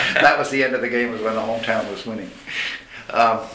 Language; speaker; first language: English; native; English